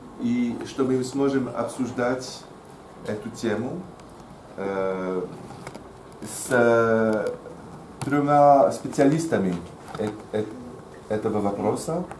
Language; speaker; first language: Russian; non-native, fluent; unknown